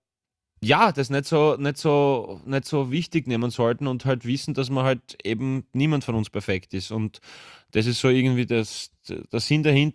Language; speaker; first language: German; native; German